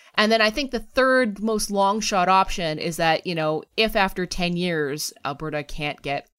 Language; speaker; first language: English; native; English